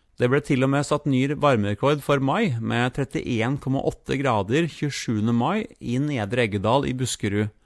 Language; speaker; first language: Norwegian; native; Norwegian